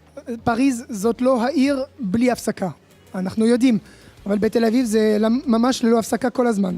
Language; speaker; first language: Hebrew; non-native, fluent; French